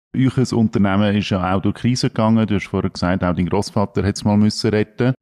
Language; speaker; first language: German; native; German